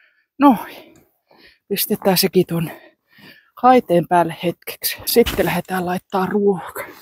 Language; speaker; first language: Finnish; native; Finnish